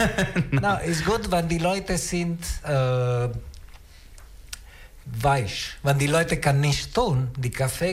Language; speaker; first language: German; non-native, learner; Italian